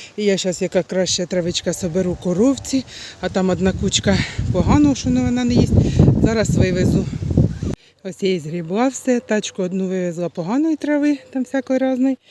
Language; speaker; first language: Ukrainian; native; Ukrainian